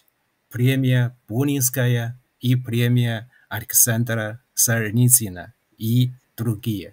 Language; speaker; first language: Russian; non-native, fluent; Chinese